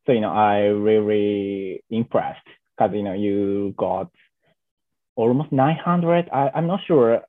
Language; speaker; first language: English; non-native, learner; Japanese